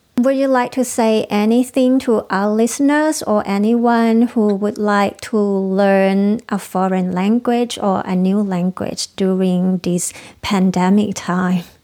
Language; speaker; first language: English; non-native, fluent; Thai